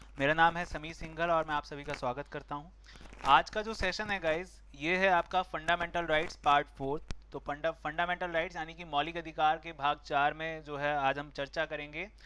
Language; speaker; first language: Hindi; native; Hindi